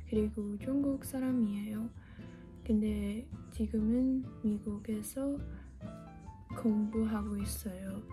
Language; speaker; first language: Korean; non-native, learner; Chinese